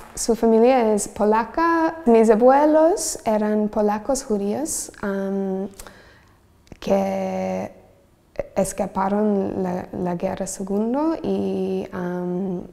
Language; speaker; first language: Spanish; non-native, learner; English